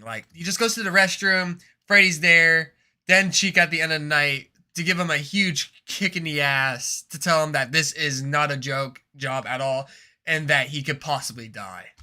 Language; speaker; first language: English; native; English